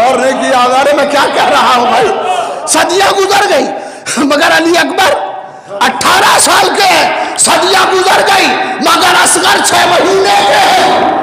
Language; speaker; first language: Urdu; native; Urdu